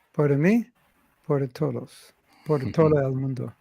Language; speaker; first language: Spanish; non-native, learner; English